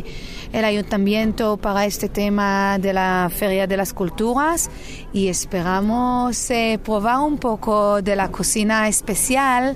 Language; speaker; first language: Spanish; non-native, fluent; Hebrew